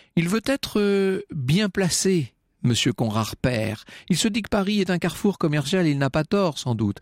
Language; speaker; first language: French; native; French